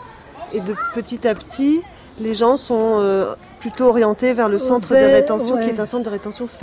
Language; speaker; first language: French; native; French